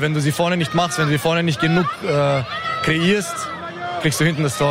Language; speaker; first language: German; native; German